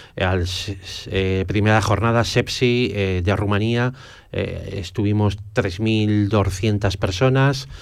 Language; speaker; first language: Spanish; native; Spanish